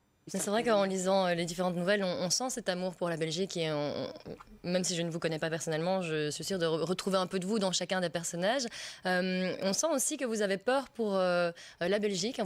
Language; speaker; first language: French; native; French